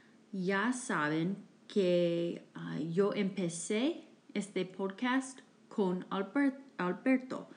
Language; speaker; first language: Spanish; non-native, fluent; English